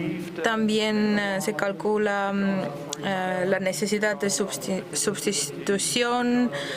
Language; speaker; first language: Spanish; non-native, fluent; Dutch